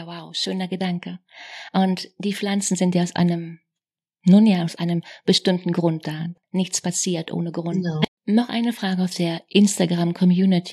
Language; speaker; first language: German; native; German